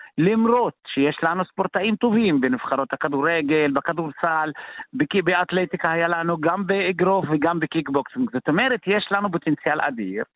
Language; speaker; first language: Hebrew; non-native, local second language; Arabic